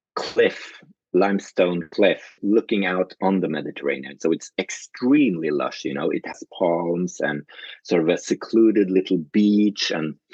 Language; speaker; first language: English; non-native, fluent; Norwegian